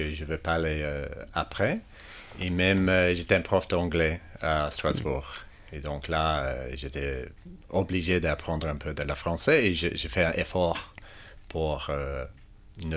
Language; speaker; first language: French; non-native, fluent; English